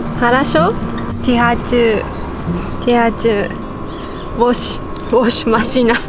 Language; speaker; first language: Russian; non-native, learner; Japanese